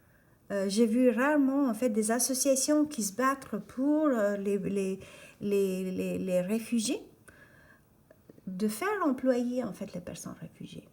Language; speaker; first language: French; non-native, fluent; Albanian